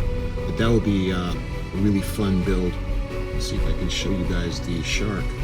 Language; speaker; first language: English; native; English